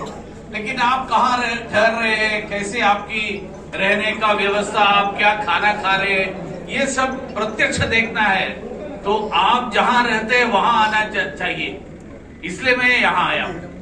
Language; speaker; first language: Hindi; non-native, local second language; Malayalam